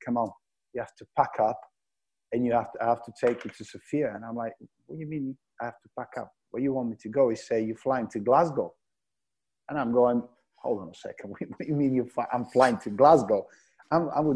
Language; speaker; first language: English; non-native, fluent; Bulgarian